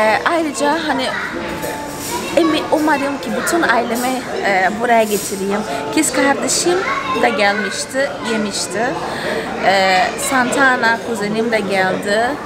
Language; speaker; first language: Turkish; non-native, fluent; Portuguese